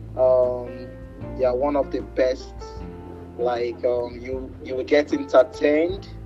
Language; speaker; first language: English; non-native, local second language; Igbo